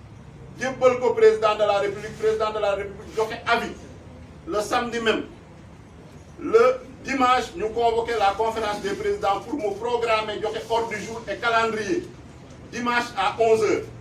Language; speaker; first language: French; non-native, local second language; Wolof